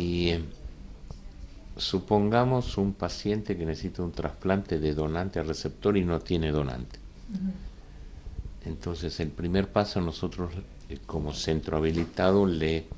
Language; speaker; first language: Spanish; native; Spanish